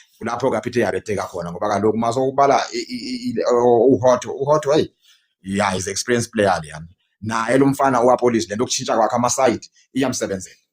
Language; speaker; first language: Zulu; non-native, local second language; Xhosa